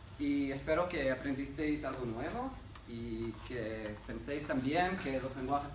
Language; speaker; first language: Spanish; non-native, learner; Hebrew